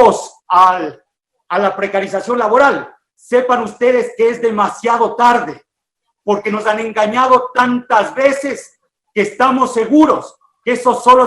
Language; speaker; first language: Spanish; native; Spanish